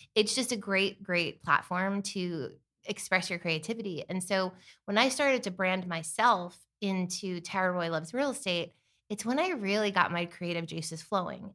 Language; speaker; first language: English; native; English